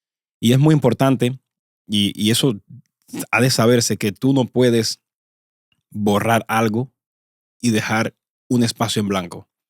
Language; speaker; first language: Spanish; native; Spanish